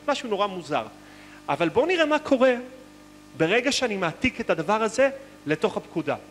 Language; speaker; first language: Hebrew; native; Hebrew